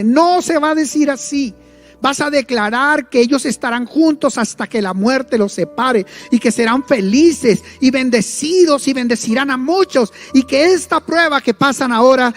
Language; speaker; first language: Spanish; native; Spanish